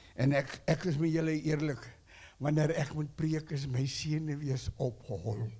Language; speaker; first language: Afrikaans; non-native, local second language; English